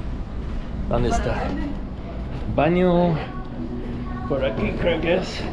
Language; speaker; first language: Spanish; non-native, fluent; English